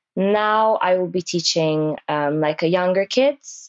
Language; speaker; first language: English; non-native, fluent; Polish